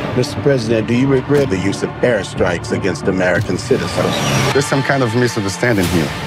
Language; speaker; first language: English; non-native, fluent; Dutch